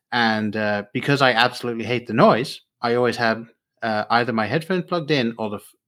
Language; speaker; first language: English; native; English